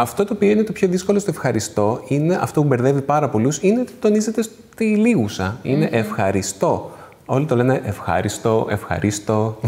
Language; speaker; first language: Greek; native; Greek